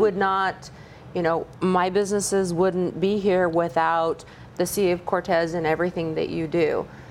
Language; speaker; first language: English; native; English